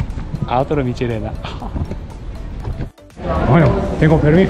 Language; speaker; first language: Spanish; non-native, learner; Japanese